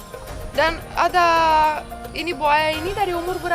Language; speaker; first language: Indonesian; non-native, fluent; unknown